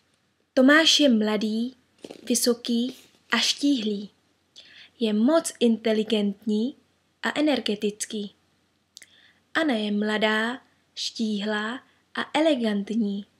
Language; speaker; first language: Czech; non-native, fluent; Vietnamese